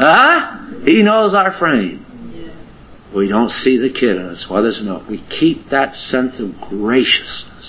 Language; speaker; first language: English; native; English